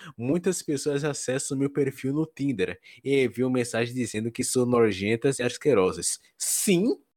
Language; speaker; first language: Portuguese; native; Portuguese